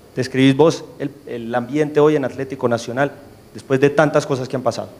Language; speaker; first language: Spanish; native; Spanish